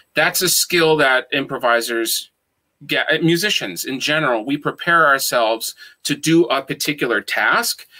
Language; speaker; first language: English; native; English